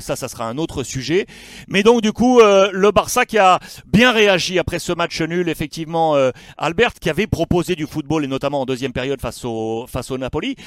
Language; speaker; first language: French; native; French